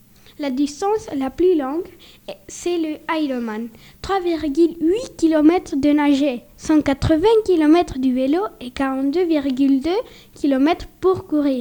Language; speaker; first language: French; non-native, learner; Spanish